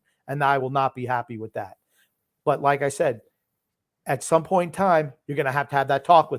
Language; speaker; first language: English; native; English